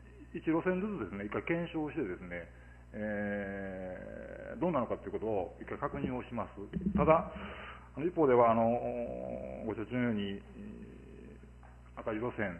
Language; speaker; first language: Japanese; native; Japanese